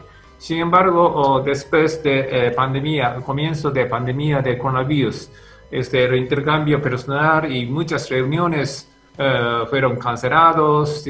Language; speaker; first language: Spanish; non-native, fluent; Japanese